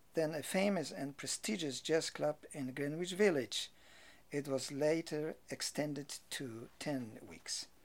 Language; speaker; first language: English; non-native, fluent; Polish